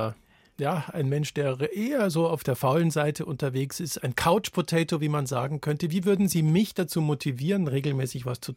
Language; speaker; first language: German; native; German